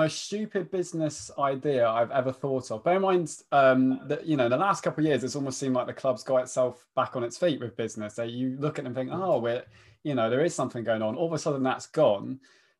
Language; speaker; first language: English; native; English